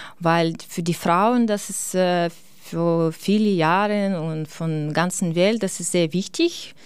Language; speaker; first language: German; non-native, learner; Ukrainian